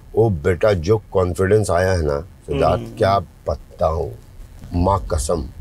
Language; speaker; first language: Hindi; native; Hindi